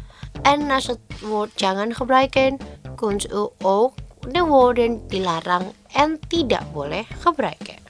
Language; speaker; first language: Dutch; non-native, learner; Indonesian